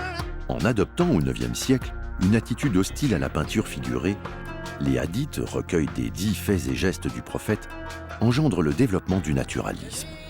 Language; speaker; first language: French; native; French